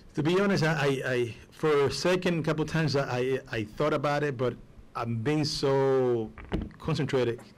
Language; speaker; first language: English; non-native, fluent; Spanish